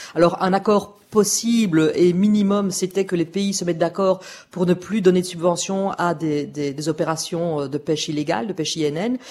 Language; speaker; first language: French; native; French